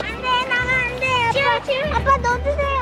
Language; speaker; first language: Korean; native; Korean